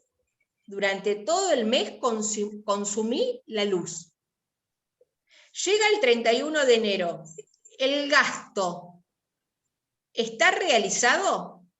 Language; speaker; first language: Spanish; native; Spanish